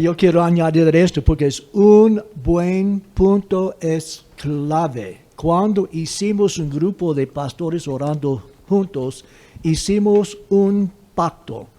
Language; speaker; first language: Spanish; non-native, fluent; English